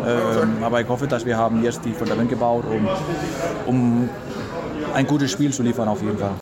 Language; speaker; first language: German; non-native, fluent; Danish